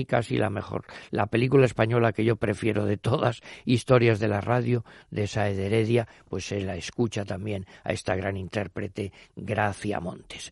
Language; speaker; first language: Spanish; native; Spanish